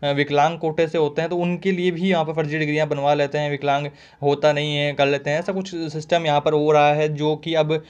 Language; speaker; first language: Hindi; native; Hindi